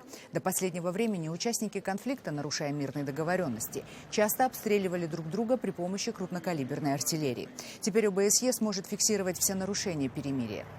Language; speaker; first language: Russian; native; Russian